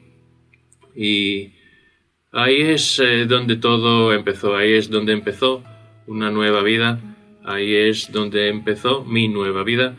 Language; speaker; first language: Spanish; non-native, fluent; Greek